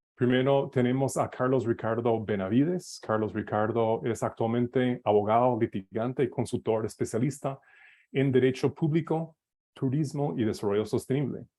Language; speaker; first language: Spanish; non-native, fluent; English